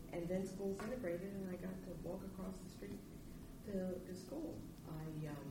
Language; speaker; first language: English; native; English